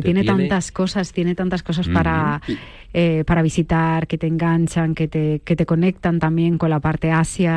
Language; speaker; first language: Spanish; native; Spanish